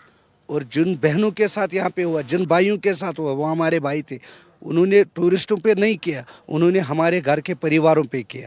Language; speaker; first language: Hindi; non-native, local second language; Kashmiri